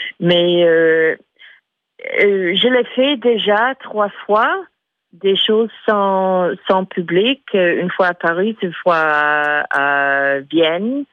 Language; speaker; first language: French; non-native, fluent; English